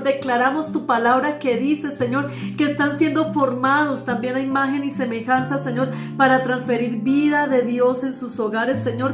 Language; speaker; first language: Spanish; native; Spanish